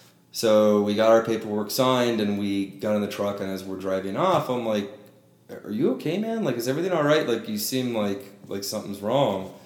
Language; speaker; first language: English; native; English